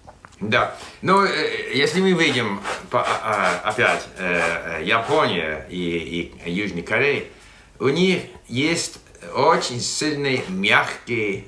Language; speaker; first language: Russian; non-native, fluent; English